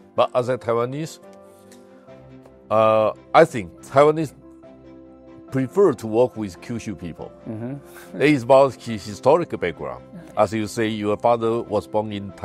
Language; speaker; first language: English; non-native, fluent; Chinese